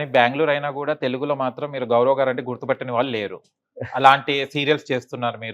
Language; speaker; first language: Telugu; native; Telugu